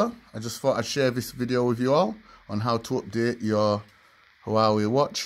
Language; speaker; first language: English; native; English